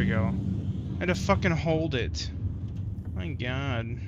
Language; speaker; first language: English; native; English